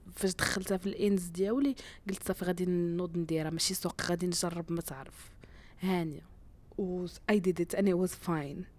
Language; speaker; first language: Arabic; native; Arabic